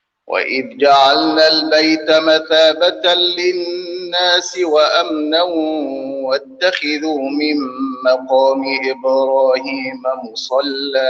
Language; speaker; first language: Arabic; native; Arabic